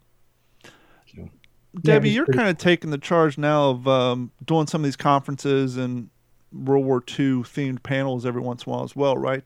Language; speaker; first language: English; native; English